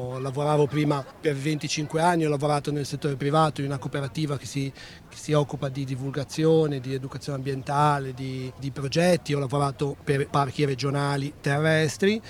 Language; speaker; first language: Italian; native; Italian